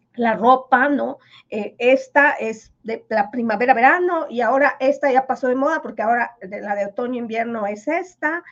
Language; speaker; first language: Spanish; non-native, local second language; Yucateco